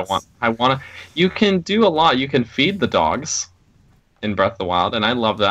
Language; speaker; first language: English; native; English